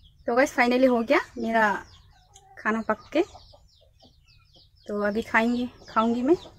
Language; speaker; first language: Hindi; non-native, local second language; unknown